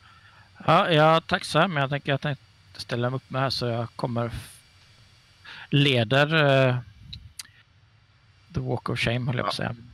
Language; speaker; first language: Swedish; native; Swedish